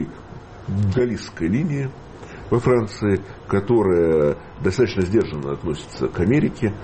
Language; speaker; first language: Russian; native; Russian